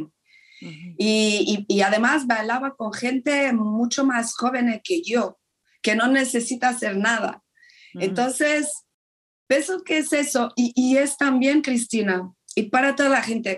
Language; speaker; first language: Spanish; non-native, fluent; Portuguese